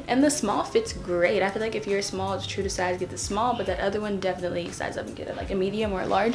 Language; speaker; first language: English; native; English